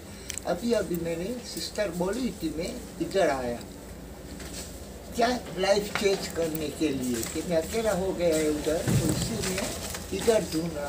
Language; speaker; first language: Hindi; early bilingual, heritage; Hindi